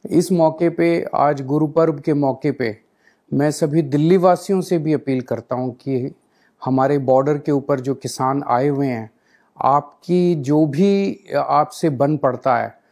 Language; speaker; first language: Hindi; native; Hindi